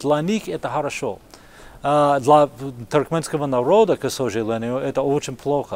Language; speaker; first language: Russian; non-native, fluent; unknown